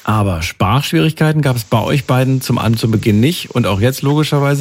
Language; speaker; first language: German; native; German